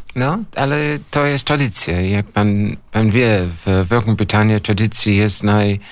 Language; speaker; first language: Polish; non-native, learner; English